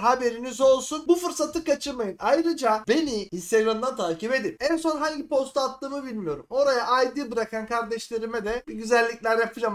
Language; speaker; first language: Turkish; native; Turkish